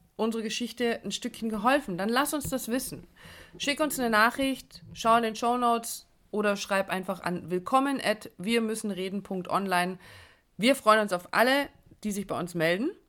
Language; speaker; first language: German; native; German